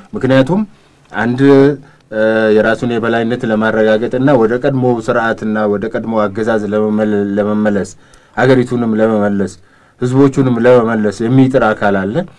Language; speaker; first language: Amharic; non-native, local second language; Oromo